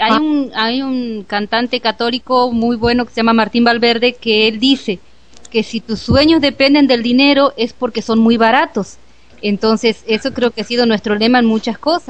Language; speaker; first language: Spanish; native; Spanish